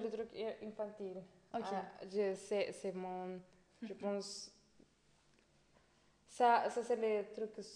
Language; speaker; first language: French; non-native, fluent; Spanish